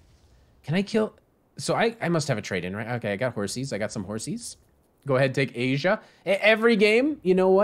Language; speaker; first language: English; native; English